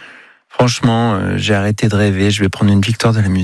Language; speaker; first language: French; native; French